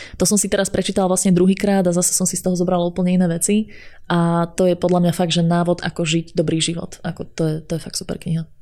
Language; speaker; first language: Slovak; native; Slovak